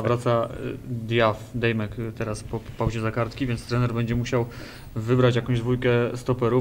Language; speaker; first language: Polish; native; Polish